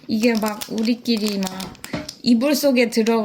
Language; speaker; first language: Korean; native; Korean